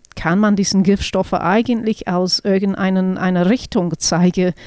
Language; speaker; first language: German; non-native, fluent; English